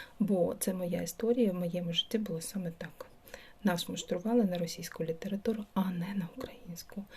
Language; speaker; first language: Ukrainian; non-native, local second language; Russian